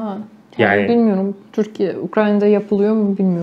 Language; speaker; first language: Turkish; non-native, fluent; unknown